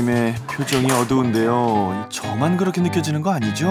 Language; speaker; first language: Korean; native; Korean